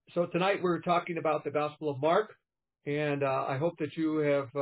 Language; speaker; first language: English; native; English